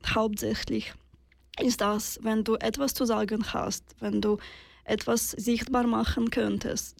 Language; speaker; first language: German; non-native, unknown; Russian